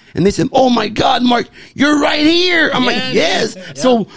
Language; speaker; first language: English; native; English